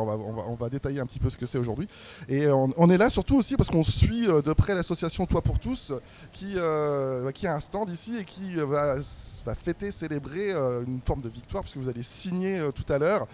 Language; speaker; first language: French; native; French